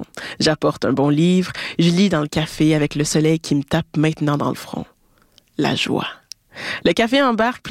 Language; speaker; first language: French; native; French